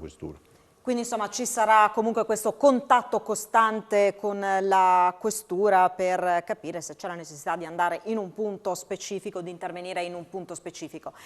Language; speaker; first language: Italian; native; Italian